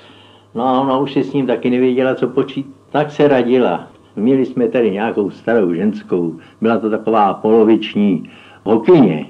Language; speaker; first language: Czech; native; Czech